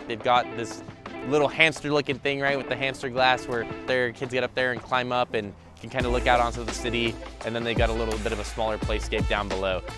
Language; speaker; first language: English; native; English